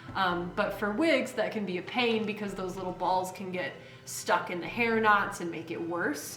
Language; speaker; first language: English; native; English